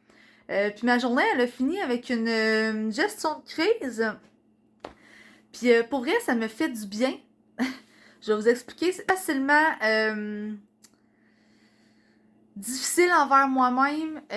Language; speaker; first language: French; native; French